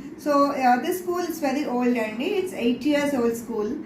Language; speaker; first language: English; non-native, local second language; Telugu